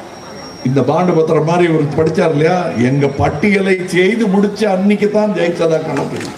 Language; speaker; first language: Tamil; native; Tamil